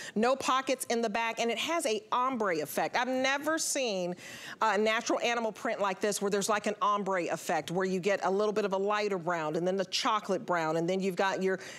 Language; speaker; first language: English; native; English